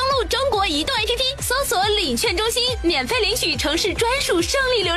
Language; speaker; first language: Chinese; native; Chinese